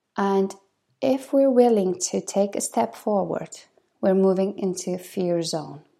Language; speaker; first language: English; non-native, fluent; Polish